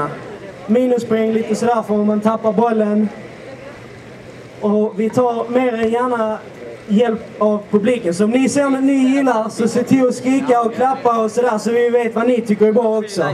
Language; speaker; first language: Swedish; native; Swedish